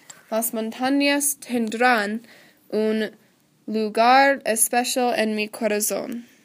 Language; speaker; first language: Spanish; non-native, learner; English